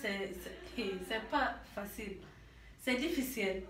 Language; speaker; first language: French; non-native, learner; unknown